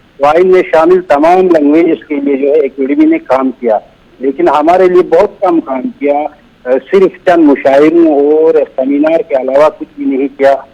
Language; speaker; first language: Urdu; non-native, local second language; Shina